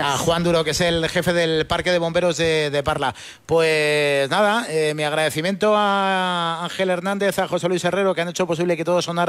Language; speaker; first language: Spanish; native; Spanish